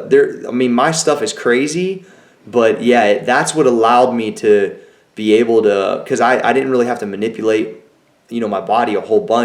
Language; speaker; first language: English; native; English